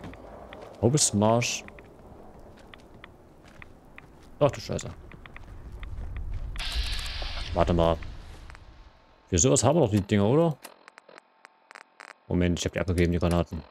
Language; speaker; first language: German; native; German